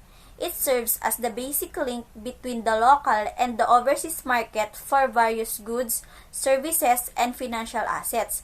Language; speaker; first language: English; non-native, local second language; Filipino